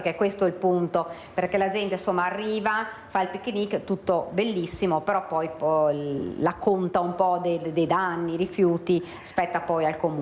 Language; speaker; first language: Italian; native; Italian